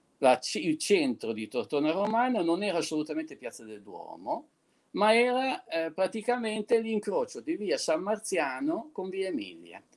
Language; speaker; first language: Italian; native; Italian